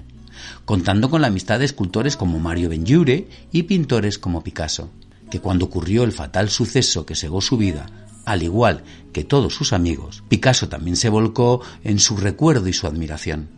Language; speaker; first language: Spanish; native; Spanish